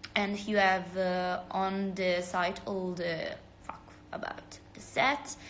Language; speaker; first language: English; non-native, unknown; Italian